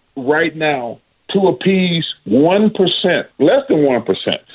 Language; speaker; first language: English; native; English